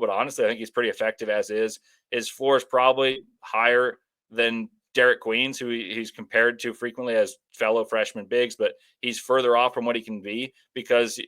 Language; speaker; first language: English; native; English